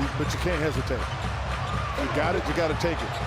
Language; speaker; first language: English; native; English